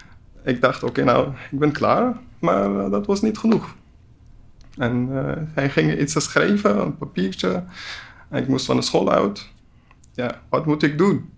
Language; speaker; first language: Dutch; non-native, learner; Persian